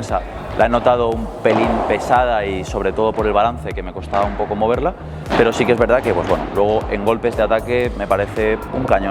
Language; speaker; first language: Spanish; native; Spanish